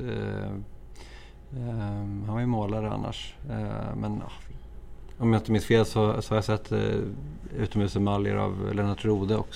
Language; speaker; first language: Swedish; native; Swedish